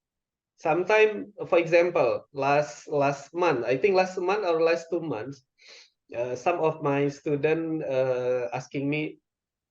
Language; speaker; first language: English; non-native, local second language; Indonesian